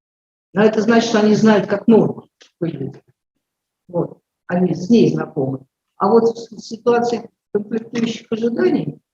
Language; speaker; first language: Russian; native; Russian